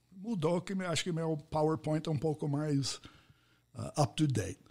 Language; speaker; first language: Portuguese; non-native, fluent; English